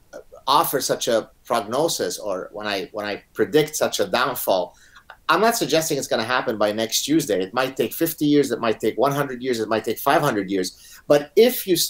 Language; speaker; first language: English; non-native, fluent; Arabic